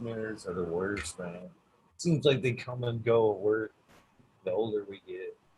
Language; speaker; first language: English; native; English